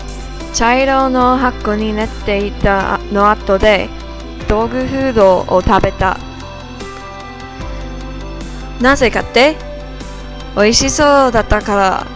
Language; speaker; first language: Japanese; non-native, learner; English